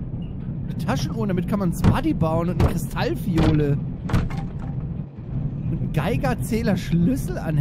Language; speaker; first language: German; native; German